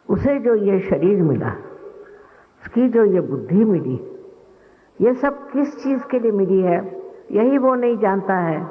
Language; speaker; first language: Hindi; non-native, local second language; Marathi